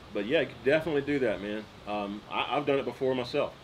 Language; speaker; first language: English; native; English